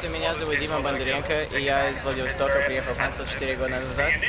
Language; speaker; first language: Russian; native; Russian